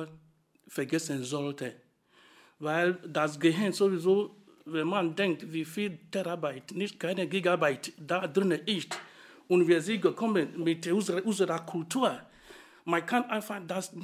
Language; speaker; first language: German; non-native, fluent; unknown